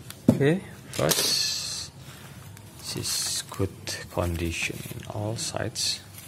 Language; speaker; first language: English; non-native, learner; Indonesian